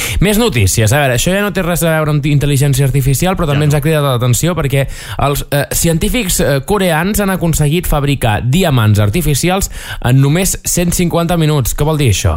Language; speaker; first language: Catalan; native; Catalan